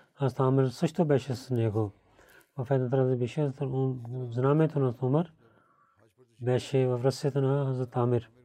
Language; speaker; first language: Bulgarian; non-native, fluent; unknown